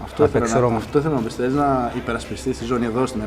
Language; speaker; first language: Greek; native; Greek